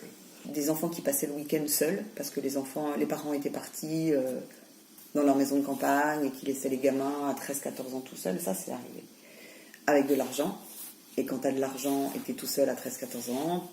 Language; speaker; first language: French; native; French